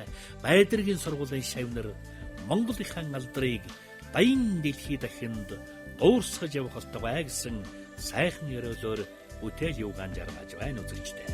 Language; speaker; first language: Mongolian; native; Mongolian